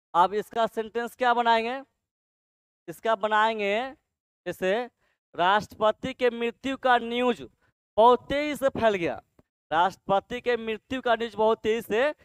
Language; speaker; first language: Hindi; native; Hindi